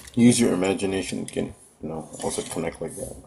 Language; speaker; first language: English; non-native, local second language; Cebuano